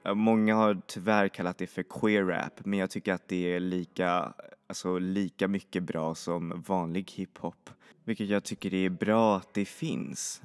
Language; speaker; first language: Swedish; native; Swedish